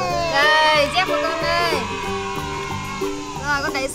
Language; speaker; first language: Vietnamese; native; Vietnamese